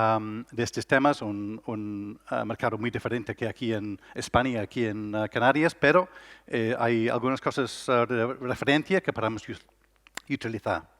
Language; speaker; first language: Spanish; non-native, learner; English